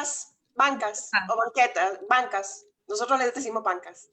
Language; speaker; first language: Spanish; native; Spanish